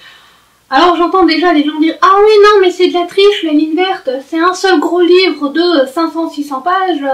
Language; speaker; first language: French; native; French